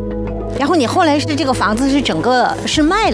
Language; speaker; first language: Chinese; native; Chinese